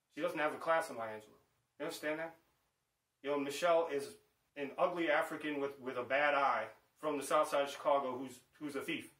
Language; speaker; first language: English; native; English